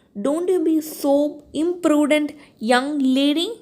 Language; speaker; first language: English; non-native, local second language; Malayalam